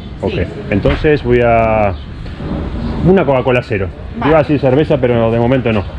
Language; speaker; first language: Spanish; native; Spanish